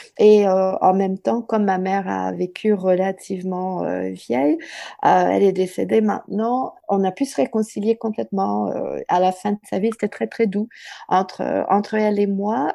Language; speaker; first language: French; non-native, local second language; English